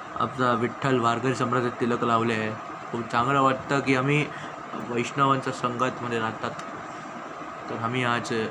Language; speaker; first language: Marathi; early bilingual, other home language; Tamil